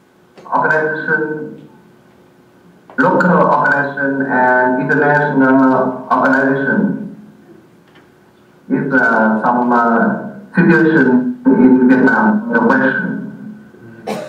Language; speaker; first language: English; non-native, learner; Vietnamese